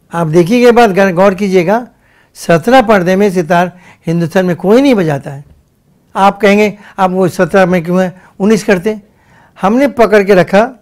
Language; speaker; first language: Hindi; non-native, local second language; Bangla